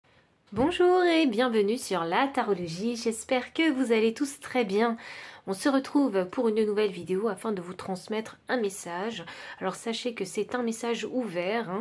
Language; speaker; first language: French; native; French